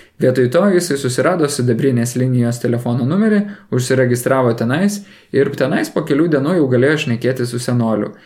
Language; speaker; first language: Lithuanian; native; Lithuanian